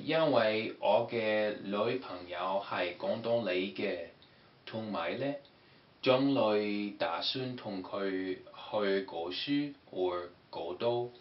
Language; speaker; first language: Cantonese; non-native, learner; English